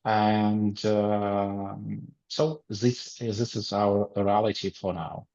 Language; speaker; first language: English; non-native, learner; Ukrainian